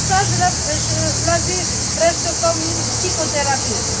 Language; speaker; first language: French; non-native, learner; Greek